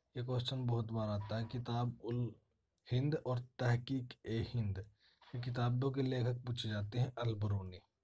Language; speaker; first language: Hindi; native; Hindi